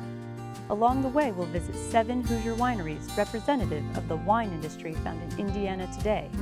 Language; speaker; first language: English; native; English